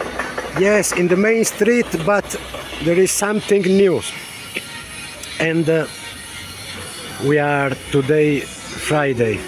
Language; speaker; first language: English; non-native, learner; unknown